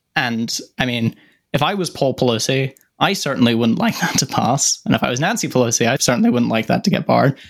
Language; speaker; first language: English; native; English